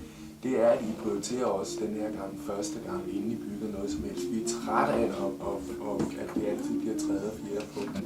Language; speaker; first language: Danish; native; Danish